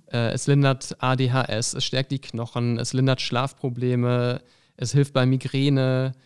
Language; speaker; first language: German; native; German